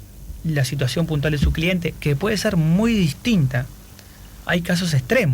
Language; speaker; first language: Spanish; native; Spanish